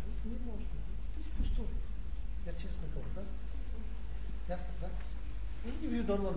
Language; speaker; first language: Russian; non-native, learner; Tibetan